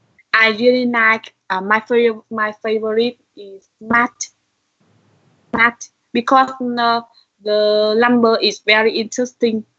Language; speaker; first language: English; non-native, learner; Vietnamese